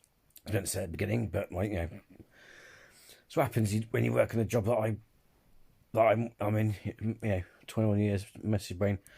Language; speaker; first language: English; native; English